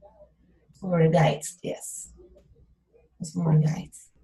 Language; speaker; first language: English; non-native, learner; Spanish